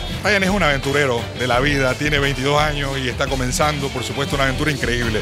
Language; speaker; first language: Spanish; native; Spanish